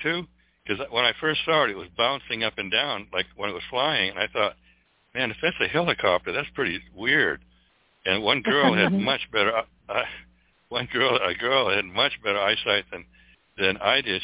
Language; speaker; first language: English; native; English